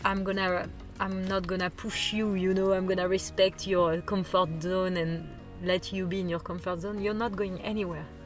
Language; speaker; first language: English; non-native, fluent; French